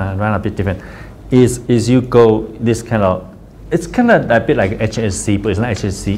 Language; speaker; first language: English; non-native, fluent; Chinese